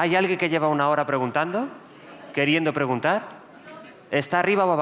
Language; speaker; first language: Spanish; native; Spanish